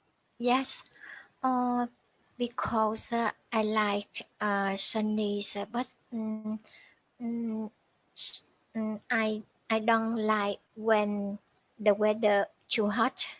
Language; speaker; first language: English; non-native, learner; Vietnamese